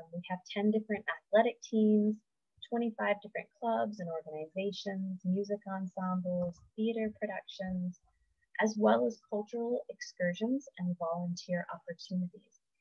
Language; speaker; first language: English; native; English